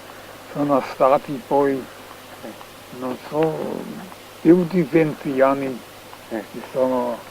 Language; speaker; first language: Italian; non-native, learner; Slovenian